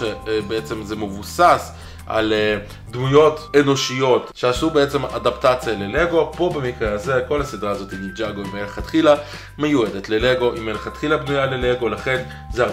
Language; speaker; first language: Hebrew; native; Hebrew